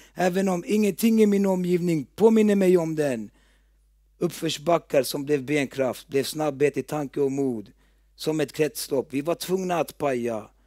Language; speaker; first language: Swedish; early bilingual, other home language; Turoyo